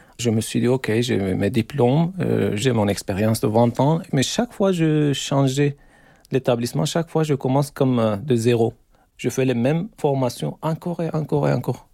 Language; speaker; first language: French; non-native, learner; Turkish